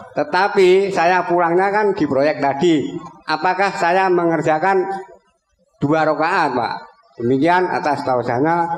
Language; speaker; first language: Indonesian; non-native, local second language; Javanese